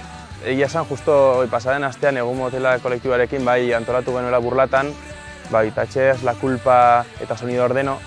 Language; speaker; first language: Basque; native; Basque